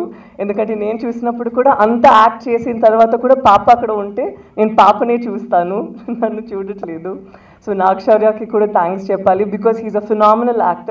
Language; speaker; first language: Telugu; non-native, fluent; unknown